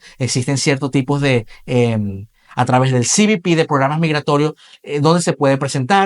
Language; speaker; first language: Spanish; native; Spanish